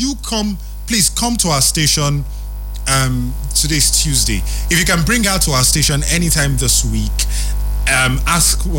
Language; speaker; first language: English; non-native, local second language; Igbo